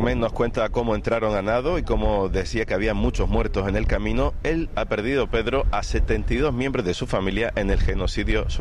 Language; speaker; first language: Spanish; native; Spanish